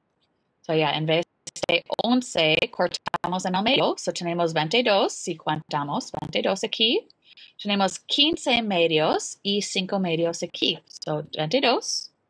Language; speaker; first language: Spanish; non-native, learner; English